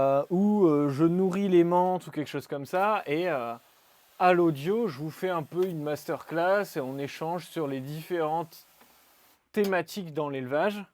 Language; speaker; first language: French; native; French